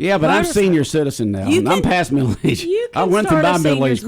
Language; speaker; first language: English; native; English